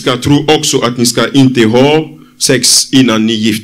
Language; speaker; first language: Swedish; non-native, fluent; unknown